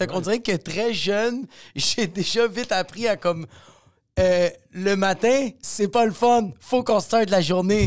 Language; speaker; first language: French; native; French